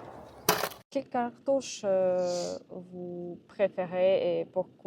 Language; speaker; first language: French; non-native, learner; Russian